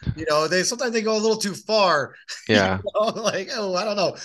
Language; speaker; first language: English; native; English